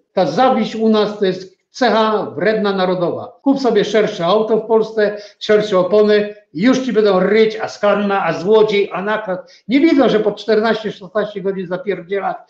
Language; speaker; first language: Polish; native; Polish